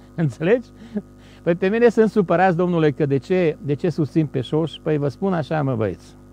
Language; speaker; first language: Romanian; non-native, local second language; Hungarian